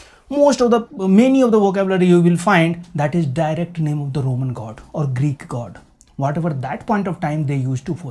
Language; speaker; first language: English; non-native, local second language; Hindi